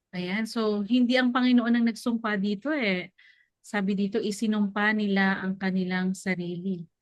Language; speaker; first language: Filipino; native; Filipino